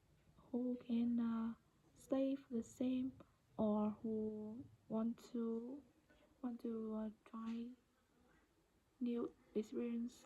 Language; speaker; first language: English; non-native, learner; Vietnamese